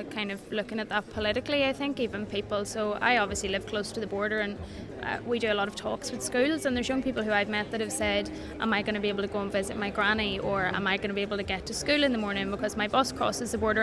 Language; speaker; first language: English; native; English